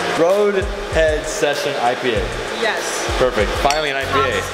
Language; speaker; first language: English; native; English